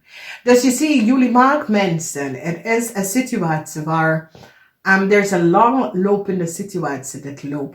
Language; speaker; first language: Dutch; non-native, fluent; English